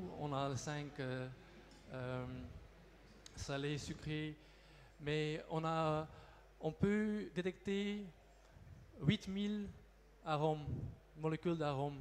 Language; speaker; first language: French; non-native, local second language; Dutch